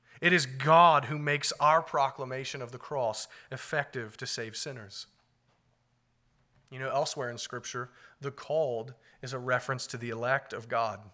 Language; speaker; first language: English; native; English